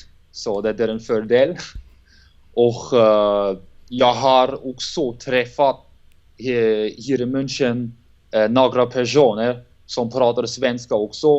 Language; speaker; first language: Swedish; non-native, learner; German